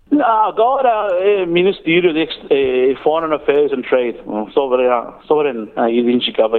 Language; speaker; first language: Portuguese; non-native, learner; English